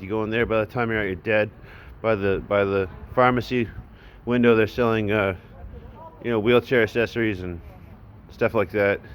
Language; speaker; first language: English; native; English